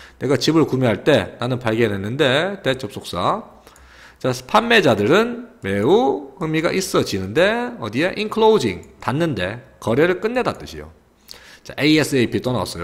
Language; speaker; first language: Korean; native; Korean